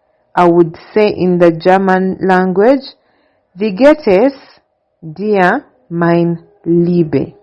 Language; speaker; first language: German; non-native, learner; English